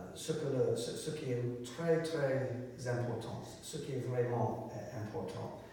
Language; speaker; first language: French; non-native, learner; English